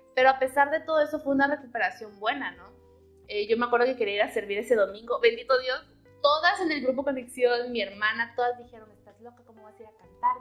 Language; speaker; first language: Spanish; native; Spanish